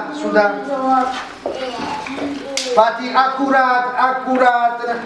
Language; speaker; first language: Russian; non-native, learner; Italian